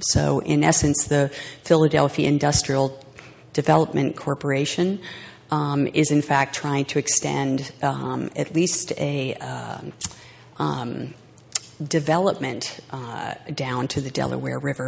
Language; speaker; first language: English; native; English